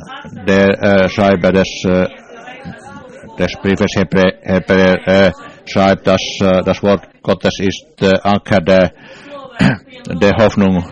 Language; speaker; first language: German; non-native, learner; English